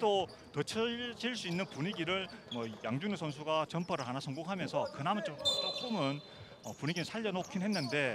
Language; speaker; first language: Korean; native; Korean